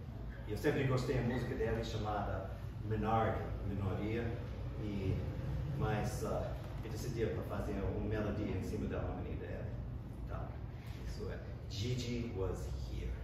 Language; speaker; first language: Portuguese; non-native, fluent; English